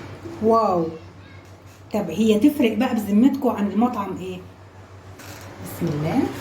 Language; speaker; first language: Arabic; native; Arabic